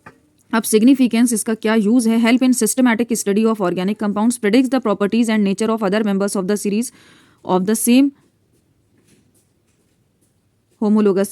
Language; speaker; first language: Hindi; native; Hindi